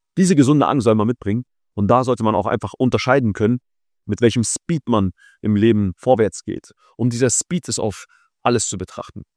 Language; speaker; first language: German; early bilingual, other home language; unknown